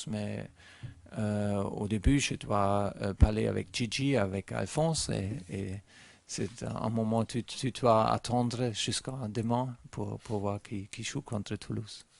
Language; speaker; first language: French; non-native, learner; German